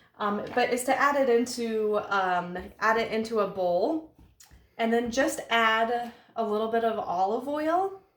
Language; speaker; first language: English; native; English